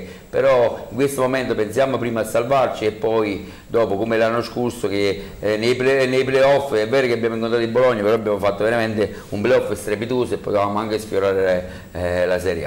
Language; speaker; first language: Italian; native; Italian